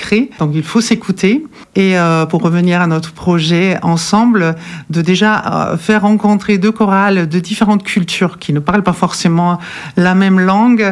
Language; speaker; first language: French; non-native, fluent; German